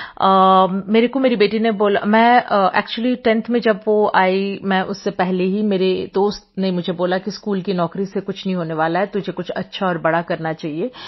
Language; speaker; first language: Hindi; non-native, local second language; Bangla